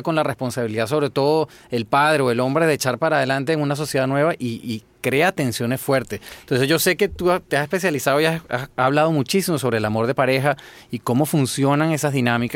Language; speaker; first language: Spanish; native; Spanish